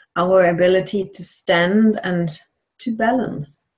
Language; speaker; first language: English; non-native, fluent; German